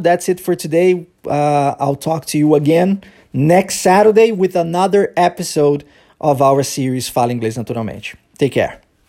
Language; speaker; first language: English; early bilingual, other home language; Portuguese